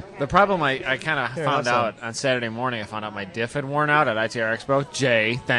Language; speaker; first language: English; native; English